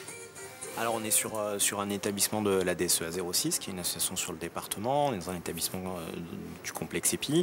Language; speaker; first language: French; native; French